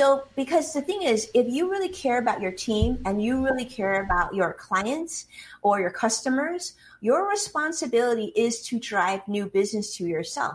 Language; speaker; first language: English; early bilingual, other home language; Chinese